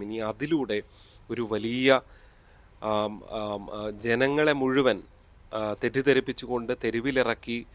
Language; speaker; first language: Malayalam; native; Malayalam